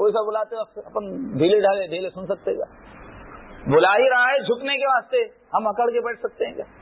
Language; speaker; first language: Urdu; native; Urdu